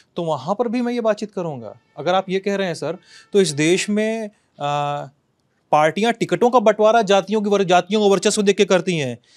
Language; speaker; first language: Hindi; native; Hindi